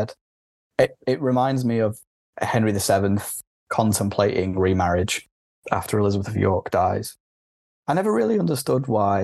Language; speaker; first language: English; native; English